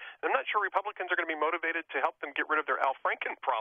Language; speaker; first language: English; native; English